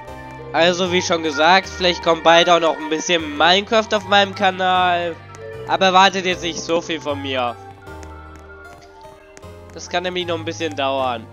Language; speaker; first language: German; native; German